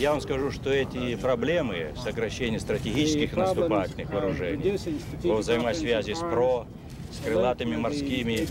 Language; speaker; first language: Russian; native; Russian